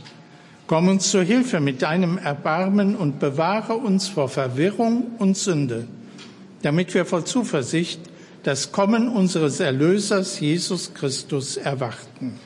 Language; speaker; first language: German; native; German